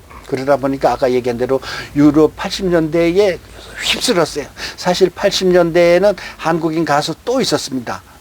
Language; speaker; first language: Korean; native; Korean